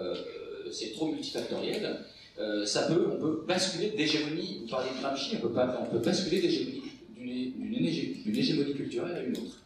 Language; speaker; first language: French; native; French